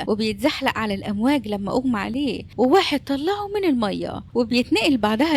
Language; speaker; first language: Arabic; native; Arabic